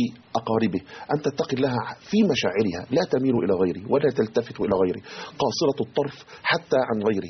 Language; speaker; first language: Arabic; native; Arabic